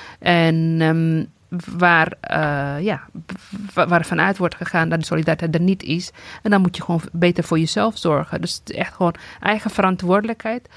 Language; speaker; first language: Dutch; non-native, fluent; Tigrinya